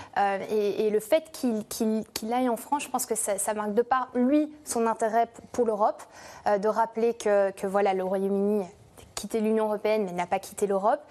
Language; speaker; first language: French; non-native, fluent; English